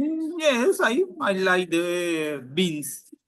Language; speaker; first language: English; non-native, learner; Spanish